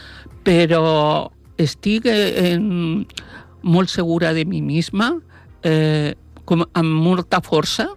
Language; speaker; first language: Catalan; non-native, local second language; Spanish